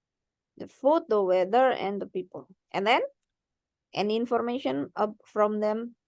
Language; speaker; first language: English; non-native, learner; Indonesian